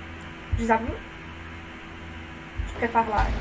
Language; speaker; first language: French; native; French